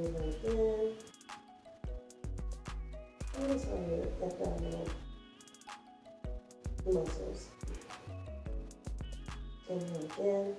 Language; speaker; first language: English; native; English